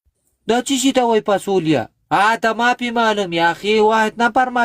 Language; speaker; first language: Arabic; non-native, learner; Pashto